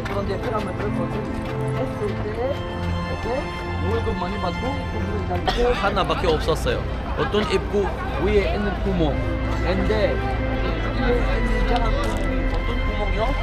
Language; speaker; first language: Korean; non-native, learner; Arabic